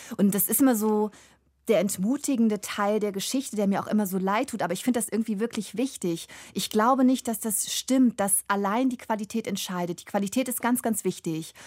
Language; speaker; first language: German; native; German